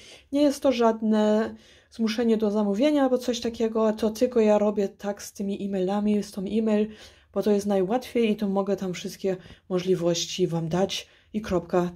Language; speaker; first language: Polish; early bilingual, heritage; Polish